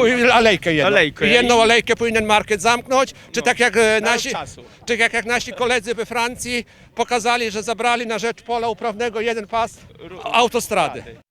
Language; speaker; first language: Polish; native; Polish